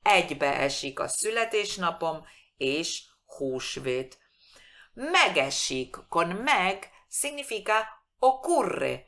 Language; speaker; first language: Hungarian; non-native, fluent; Spanish